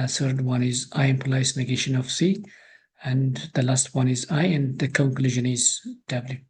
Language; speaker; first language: English; non-native, local second language; Amharic